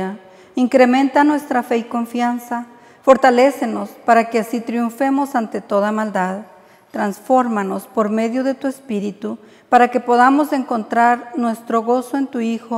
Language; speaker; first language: Spanish; native; Spanish